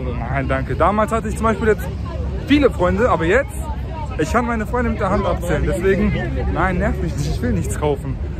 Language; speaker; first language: German; early bilingual, other home language; Turkish